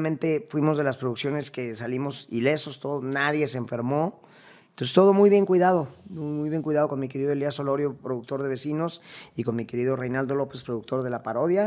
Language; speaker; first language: Spanish; native; Spanish